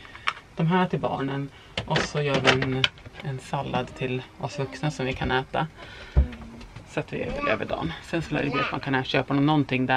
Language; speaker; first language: Swedish; native; Swedish